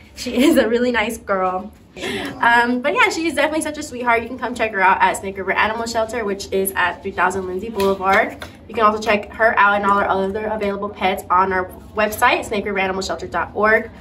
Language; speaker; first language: English; early bilingual, other home language; Spanish